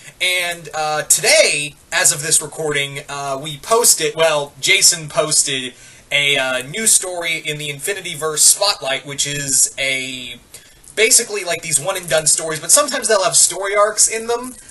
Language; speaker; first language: English; native; English